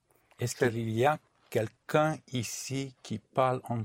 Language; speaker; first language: French; non-native, learner; English